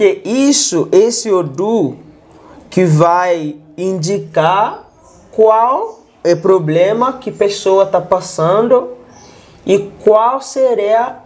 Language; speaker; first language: Portuguese; non-native, learner; Yoruba